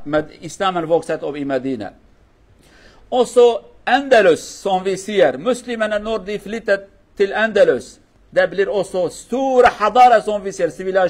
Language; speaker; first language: Norwegian; non-native, learner; Kurdish